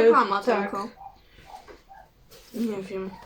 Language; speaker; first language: Polish; native; Polish